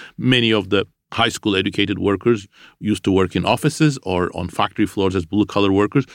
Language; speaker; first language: English; non-native, fluent; Armenian